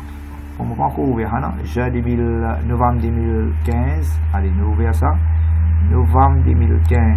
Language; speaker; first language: French; non-native, local second language; Morisyen